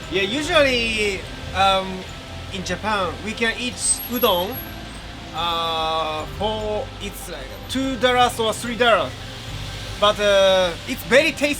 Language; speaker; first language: English; non-native, learner; Japanese